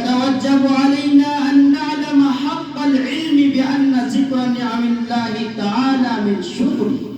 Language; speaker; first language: Arabic; non-native, learner; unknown